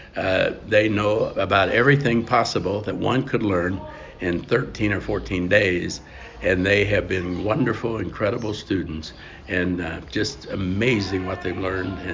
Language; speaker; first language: English; native; English